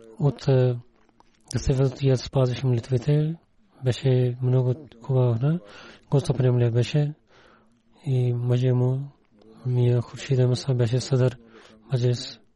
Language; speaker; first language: Bulgarian; non-native, learner; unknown